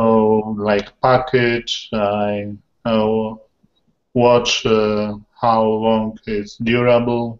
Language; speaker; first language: English; non-native, learner; Polish